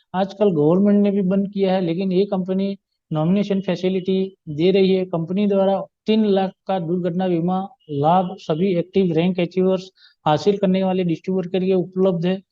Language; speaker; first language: Hindi; non-native, local second language; Gujarati